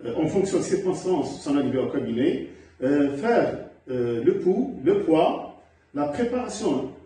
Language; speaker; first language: French; non-native, local second language; Arabic